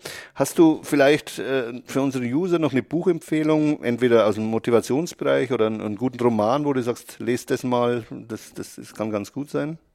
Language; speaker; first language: German; native; German